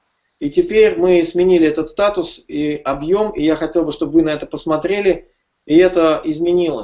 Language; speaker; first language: Russian; native; Russian